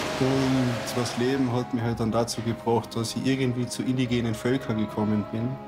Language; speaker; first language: German; native; German